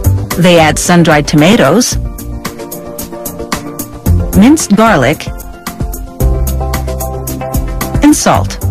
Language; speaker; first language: English; native; English